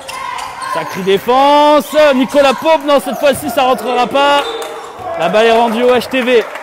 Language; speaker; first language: French; native; French